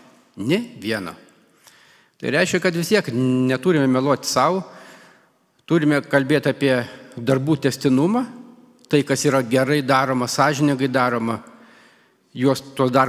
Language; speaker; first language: Lithuanian; native; Lithuanian